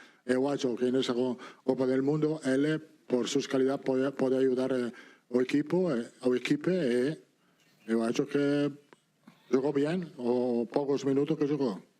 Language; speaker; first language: Portuguese; non-native, learner; Italian